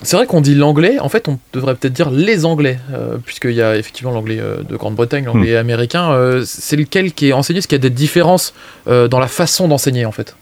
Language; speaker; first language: French; native; French